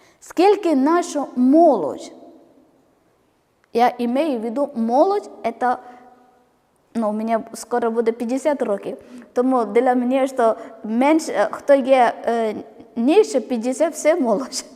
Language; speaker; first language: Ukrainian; non-native, learner; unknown